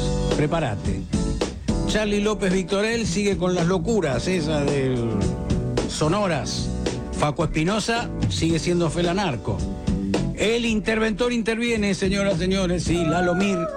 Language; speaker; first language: Spanish; native; Spanish